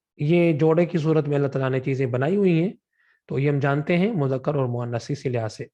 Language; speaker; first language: Urdu; non-native, local second language; Sindhi